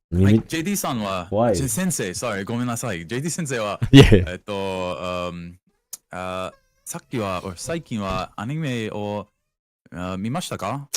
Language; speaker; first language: Japanese; non-native, learner; English